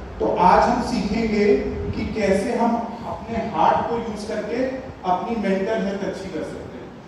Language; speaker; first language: Hindi; native; Hindi